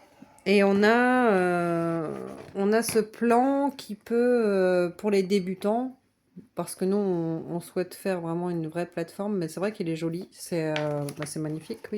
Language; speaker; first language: French; native; French